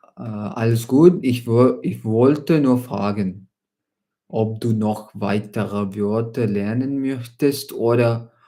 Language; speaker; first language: German; non-native, learner; Malayalam